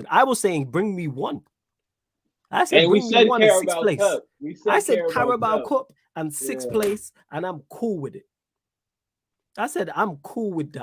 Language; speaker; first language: English; native; English